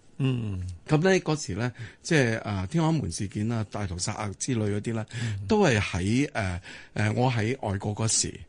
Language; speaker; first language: Cantonese; native; Cantonese